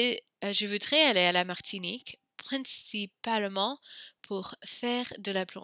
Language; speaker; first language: French; non-native, fluent; English